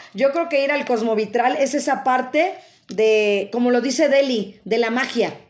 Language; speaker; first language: Spanish; native; Spanish